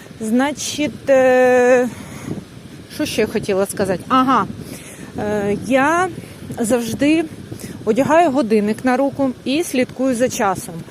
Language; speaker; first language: Ukrainian; non-native, local second language; Russian